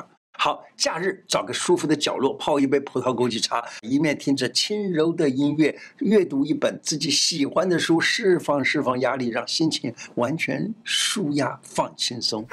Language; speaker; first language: Chinese; native; Chinese